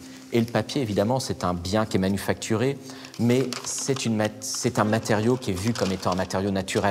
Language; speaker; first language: French; native; French